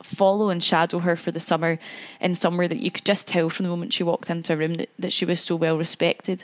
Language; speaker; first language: English; native; English